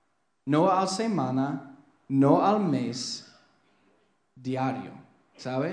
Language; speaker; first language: Spanish; non-native, fluent; English